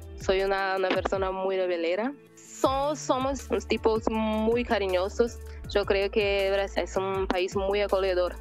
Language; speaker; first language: Spanish; non-native, learner; Portuguese